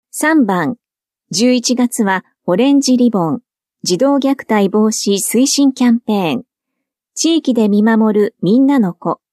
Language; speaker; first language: Japanese; native; Japanese